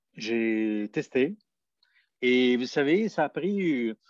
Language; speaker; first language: French; non-native, fluent; Spanish